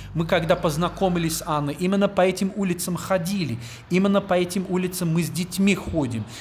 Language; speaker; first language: Russian; non-native, fluent; English